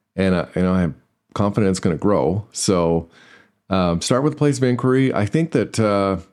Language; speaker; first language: English; native; English